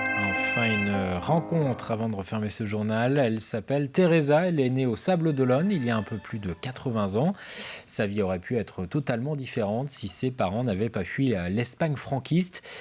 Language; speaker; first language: French; native; French